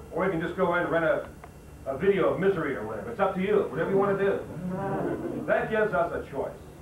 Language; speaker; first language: English; native; English